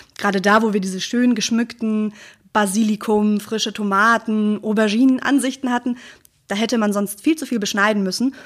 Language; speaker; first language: German; native; German